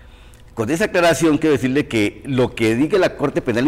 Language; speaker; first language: Spanish; native; Spanish